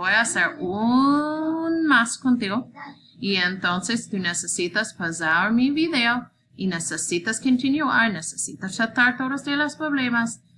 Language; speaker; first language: Spanish; non-native, learner; English